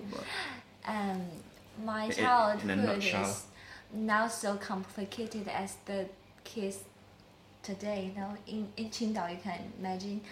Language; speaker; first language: English; non-native, learner; Chinese